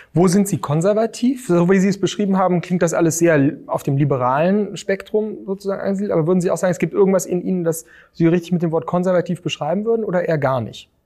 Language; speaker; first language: German; native; German